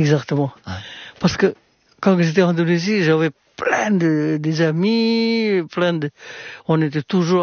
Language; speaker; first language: French; non-native, fluent; Indonesian